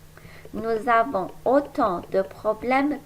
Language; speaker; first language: French; non-native, fluent; Persian